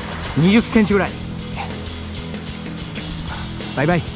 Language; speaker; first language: Japanese; native; Japanese